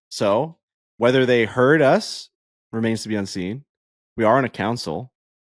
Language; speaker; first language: English; native; English